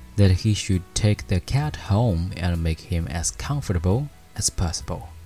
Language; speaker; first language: English; non-native, fluent; Chinese